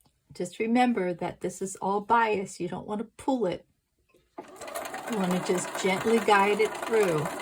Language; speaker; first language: English; native; English